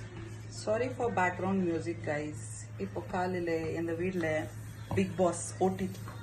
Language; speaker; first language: Tamil; non-native, local second language; Urdu